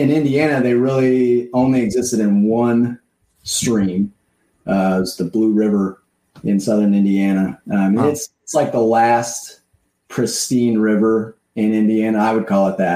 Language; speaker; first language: English; native; English